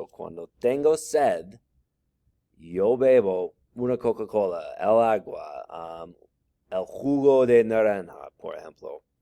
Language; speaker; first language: Spanish; non-native, fluent; English